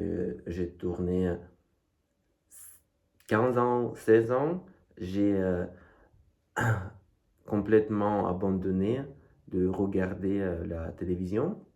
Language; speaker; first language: French; non-native, fluent; Russian